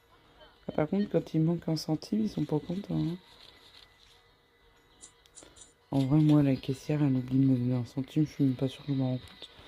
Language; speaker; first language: French; native; French